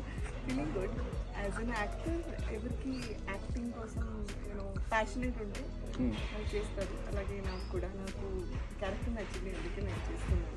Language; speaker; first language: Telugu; non-native, learner; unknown